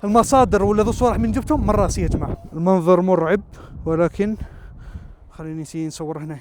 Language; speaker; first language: Arabic; native; Arabic